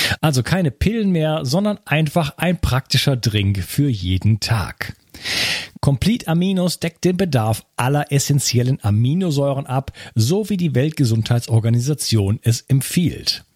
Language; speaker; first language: German; native; German